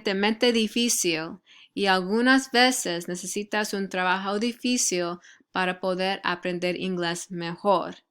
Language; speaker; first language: Spanish; non-native, fluent; English